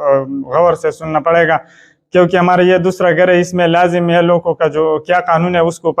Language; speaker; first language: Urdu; non-native, local second language; Pashto